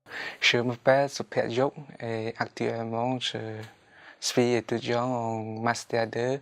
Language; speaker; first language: French; non-native, fluent; Khmer